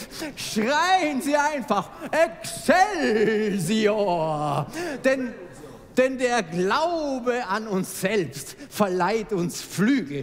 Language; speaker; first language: German; native; German